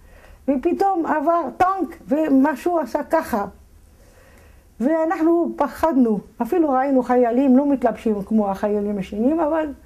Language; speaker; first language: Hebrew; non-native, fluent; Arabic